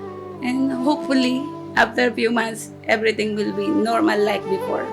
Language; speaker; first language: English; non-native, local second language; Filipino